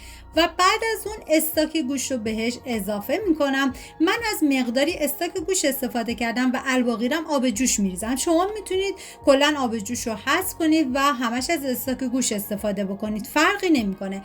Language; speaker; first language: Persian; native; Persian